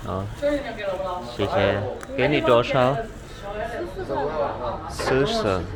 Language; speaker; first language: Chinese; non-native, learner; German